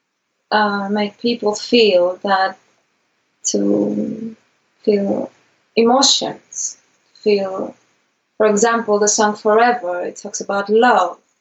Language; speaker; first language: English; non-native, learner; Greek